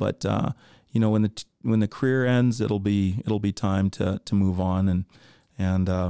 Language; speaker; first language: English; native; English